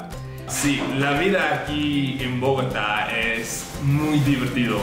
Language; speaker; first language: Spanish; non-native, learner; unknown